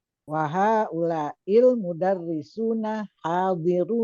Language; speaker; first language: Arabic; non-native, learner; Indonesian